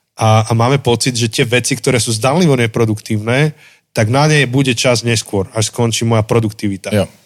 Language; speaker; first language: Slovak; native; Slovak